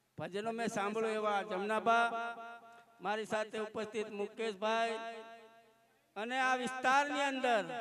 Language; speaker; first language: Gujarati; native; Gujarati